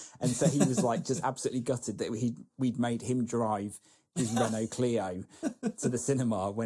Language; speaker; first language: English; native; English